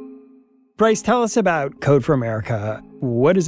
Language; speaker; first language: English; native; English